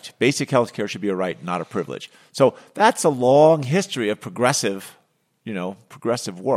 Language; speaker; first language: English; native; English